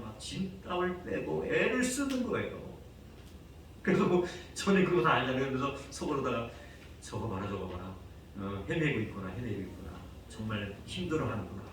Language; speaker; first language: Korean; native; Korean